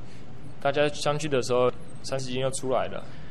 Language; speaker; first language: Chinese; native; Chinese